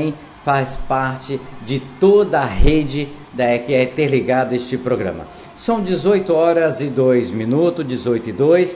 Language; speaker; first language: Portuguese; native; Portuguese